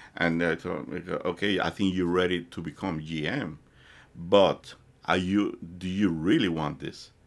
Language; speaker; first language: English; non-native, fluent; Spanish